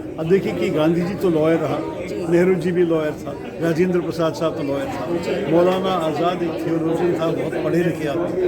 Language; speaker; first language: Hindi; non-native, local second language; Malayalam